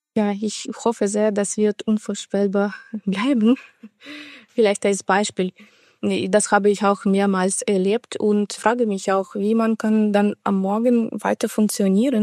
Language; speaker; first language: German; non-native, fluent; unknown